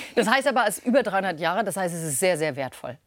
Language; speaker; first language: German; native; German